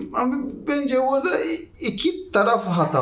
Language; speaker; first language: Turkish; non-native, learner; Portuguese